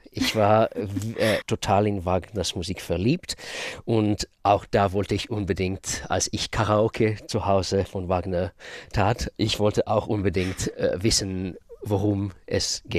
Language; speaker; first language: German; non-native, fluent; Russian